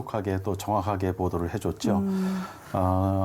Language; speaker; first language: Korean; native; Korean